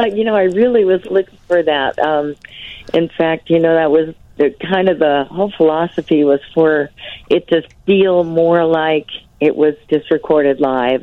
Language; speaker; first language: English; native; English